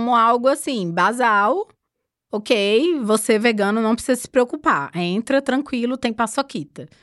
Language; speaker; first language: Portuguese; native; Portuguese